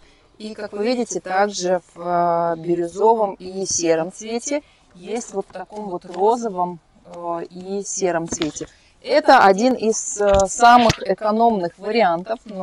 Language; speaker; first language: Russian; native; Russian